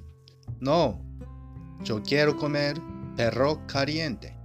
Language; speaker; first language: Spanish; non-native, fluent; Japanese